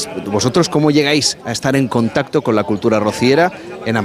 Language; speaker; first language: Spanish; native; Spanish